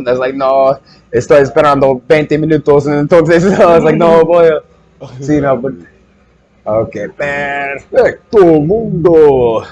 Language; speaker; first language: Spanish; non-native, learner; English